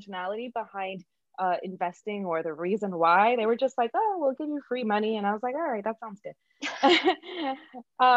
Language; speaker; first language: English; early bilingual, other home language; Spanish